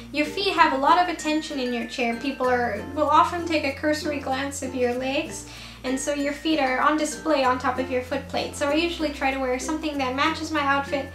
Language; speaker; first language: English; native; English